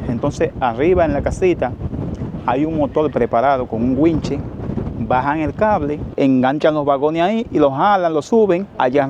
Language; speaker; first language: Spanish; native; Spanish